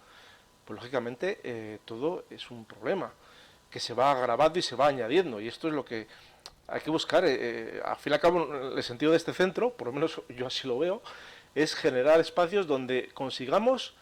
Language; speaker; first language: Spanish; native; Spanish